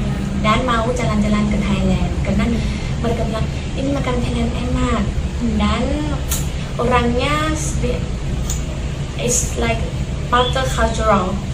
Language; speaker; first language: Indonesian; non-native, learner; Thai